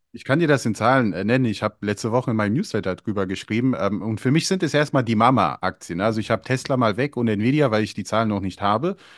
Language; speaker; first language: German; early bilingual, other home language; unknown